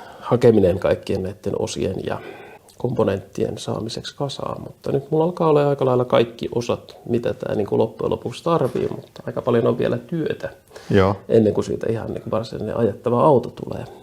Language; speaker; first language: Finnish; native; Finnish